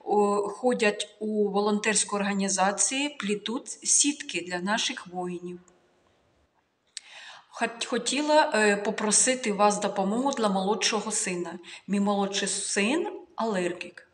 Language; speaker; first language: Ukrainian; non-native, local second language; Russian